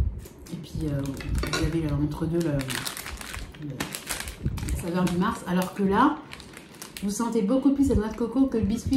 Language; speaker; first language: French; native; French